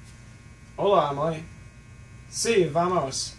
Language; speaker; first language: Spanish; non-native, learner; English